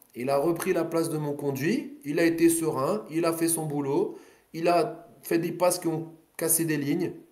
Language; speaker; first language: French; native; French